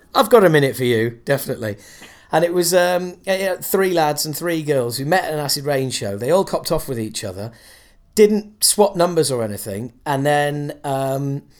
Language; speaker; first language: English; native; English